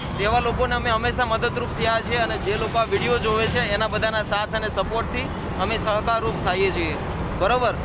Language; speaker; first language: Gujarati; native; Gujarati